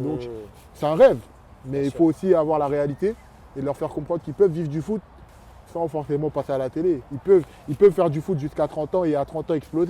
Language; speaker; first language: French; native; French